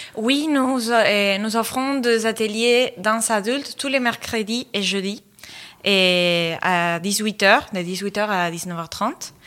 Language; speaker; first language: French; non-native, fluent; Spanish